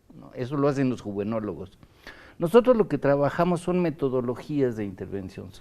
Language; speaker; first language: Spanish; native; Spanish